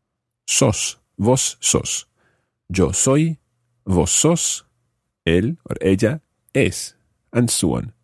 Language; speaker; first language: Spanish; non-native, fluent; English